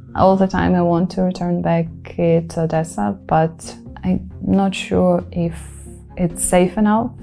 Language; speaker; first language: English; non-native, fluent; Ukrainian